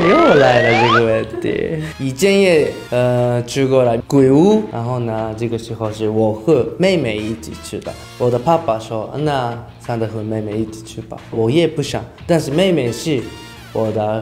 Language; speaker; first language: Chinese; non-native, learner; Japanese